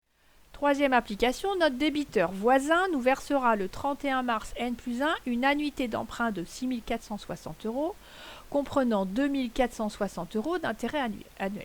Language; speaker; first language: French; native; French